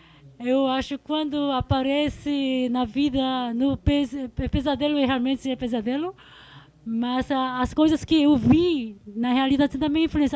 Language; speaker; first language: Portuguese; non-native, fluent; Korean